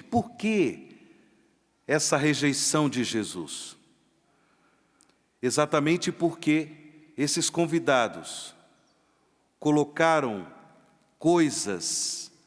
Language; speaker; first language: Portuguese; native; Portuguese